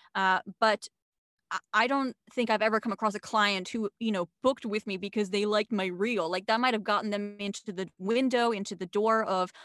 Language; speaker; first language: English; non-native, fluent; German